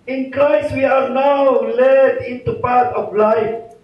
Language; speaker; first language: English; non-native, local second language; Filipino